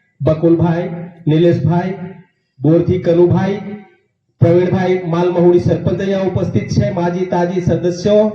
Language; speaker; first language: Gujarati; non-native, local second language; Rathawi